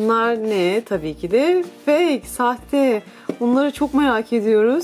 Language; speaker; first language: Turkish; native; Turkish